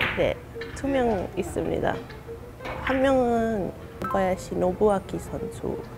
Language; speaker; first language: Korean; non-native, fluent; Japanese